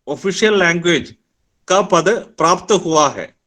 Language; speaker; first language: Hindi; non-native, local second language; Malayalam